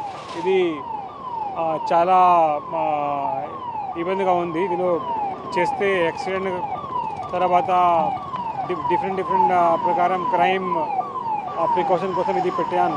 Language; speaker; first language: Telugu; non-native, local second language; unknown